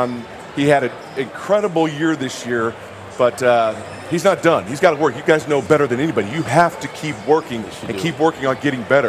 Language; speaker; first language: English; native; English